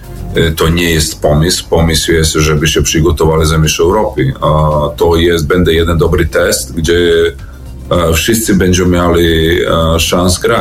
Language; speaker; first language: Polish; non-native, learner; Serbian